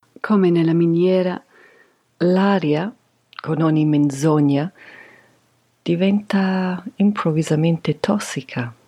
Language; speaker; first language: Italian; non-native, fluent; English